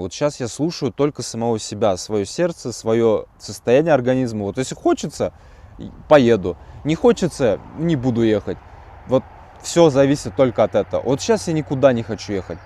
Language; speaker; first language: Russian; native; Russian